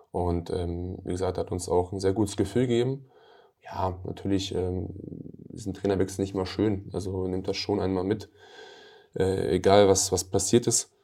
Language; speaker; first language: German; early bilingual, other home language; Albanian